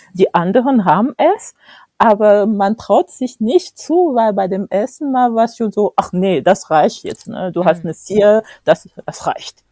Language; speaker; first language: German; non-native, fluent; French